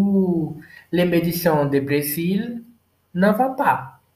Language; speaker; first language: French; non-native, learner; Portuguese